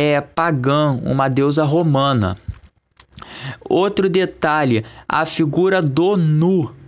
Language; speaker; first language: Portuguese; native; Portuguese